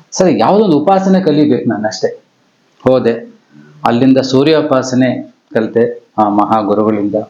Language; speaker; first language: Kannada; non-native, local second language; Telugu